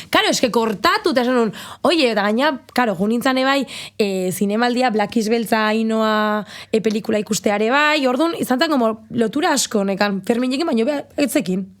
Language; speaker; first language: Basque; non-native, local second language; Spanish